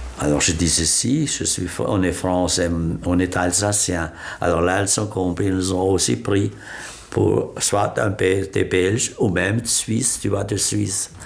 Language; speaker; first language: French; non-native, local second language; Swiss German